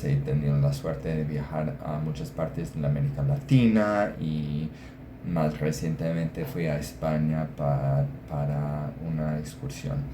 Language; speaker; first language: Spanish; non-native, fluent; English